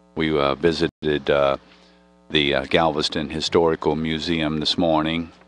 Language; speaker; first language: English; native; English